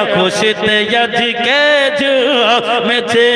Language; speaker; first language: Bangla; non-native, fluent; Urdu